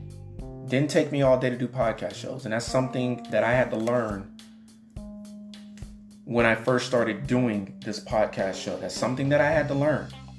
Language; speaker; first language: English; native; English